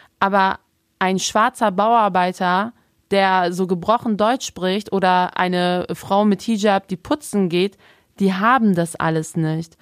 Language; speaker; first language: German; native; German